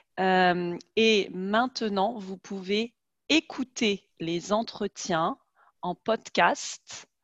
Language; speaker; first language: French; native; French